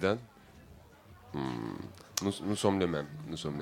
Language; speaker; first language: French; non-native, learner; Turkish